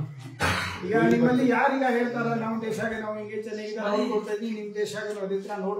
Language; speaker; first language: Kannada; non-native, learner; Punjabi